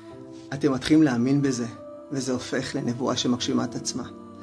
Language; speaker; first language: Hebrew; native; Hebrew